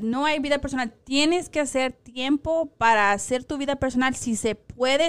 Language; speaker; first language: Spanish; early bilingual, other home language; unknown